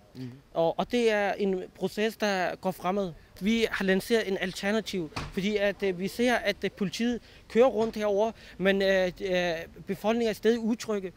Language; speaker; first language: Danish; early bilingual, other home language; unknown